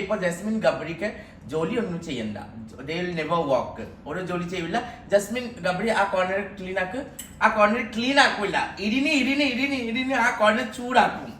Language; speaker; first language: Malayalam; non-native, local second language; Assamese